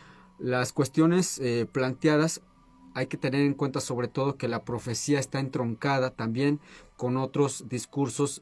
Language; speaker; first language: Spanish; native; Spanish